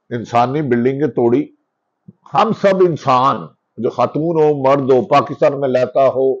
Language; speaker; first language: Urdu; non-native, local second language; Punjabi